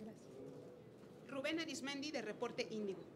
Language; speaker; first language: Spanish; native; Spanish